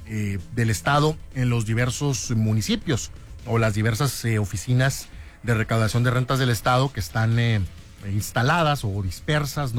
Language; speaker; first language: Spanish; native; Spanish